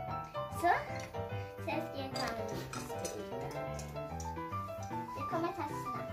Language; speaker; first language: Swedish; early bilingual, other home language; Hungarian